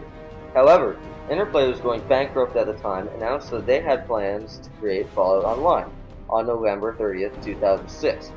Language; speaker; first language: English; native; English